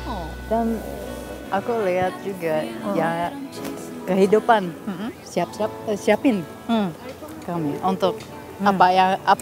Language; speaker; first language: Indonesian; non-native, fluent; English